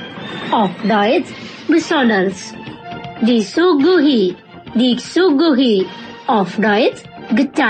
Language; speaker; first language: German; non-native, fluent; Indonesian